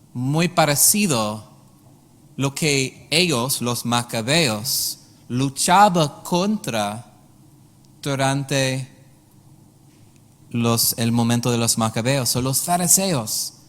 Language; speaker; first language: Spanish; non-native, learner; English